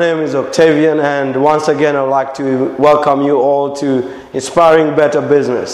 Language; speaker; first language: English; non-native, local second language; Swahili